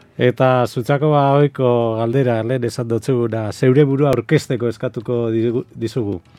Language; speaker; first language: Basque; native; Basque